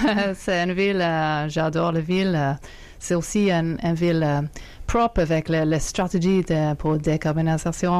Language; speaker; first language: French; non-native, fluent; English